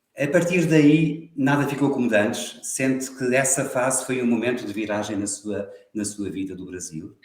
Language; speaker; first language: Portuguese; native; Portuguese